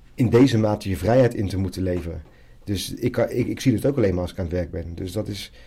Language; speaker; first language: Dutch; native; Dutch